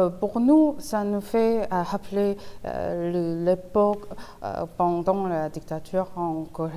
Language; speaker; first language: French; non-native, fluent; Korean